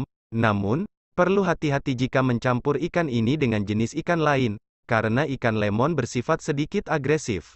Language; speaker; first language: Indonesian; native; Indonesian